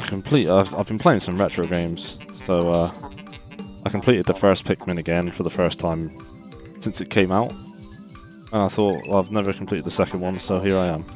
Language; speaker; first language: English; native; English